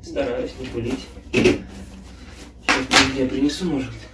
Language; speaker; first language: Russian; native; Russian